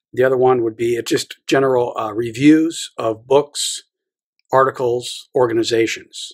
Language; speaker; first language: English; native; English